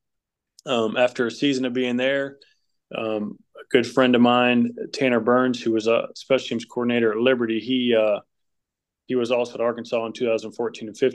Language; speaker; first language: English; native; English